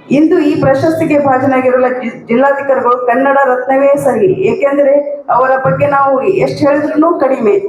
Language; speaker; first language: Kannada; native; Kannada